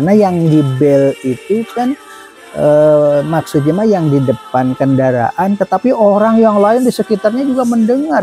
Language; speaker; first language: Indonesian; native; Indonesian